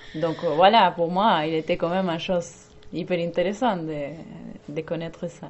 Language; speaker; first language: French; non-native, fluent; Spanish